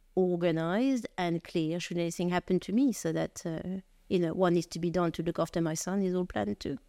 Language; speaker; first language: English; non-native, fluent; French